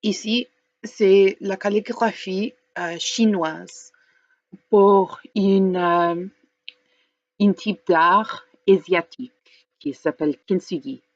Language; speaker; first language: French; non-native, learner; English